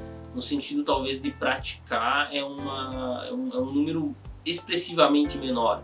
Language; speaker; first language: Portuguese; native; Portuguese